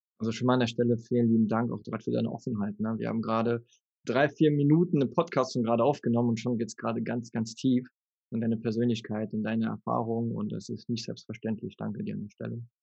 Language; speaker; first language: German; early bilingual, other home language; French